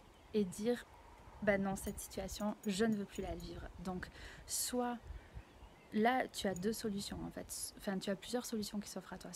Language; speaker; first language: French; native; French